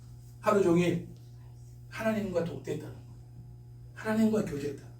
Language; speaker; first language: Korean; native; Korean